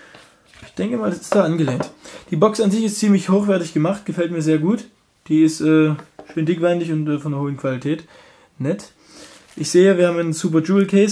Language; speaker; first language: German; native; German